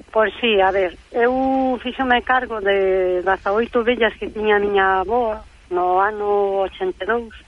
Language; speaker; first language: Galician; native; Galician